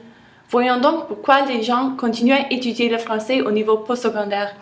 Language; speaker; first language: French; non-native, local second language; English